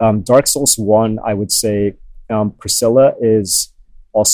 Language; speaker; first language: English; non-native, local second language; Filipino